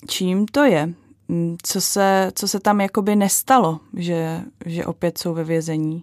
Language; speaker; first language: Czech; native; Czech